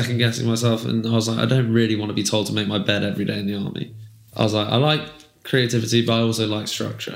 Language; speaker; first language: English; native; English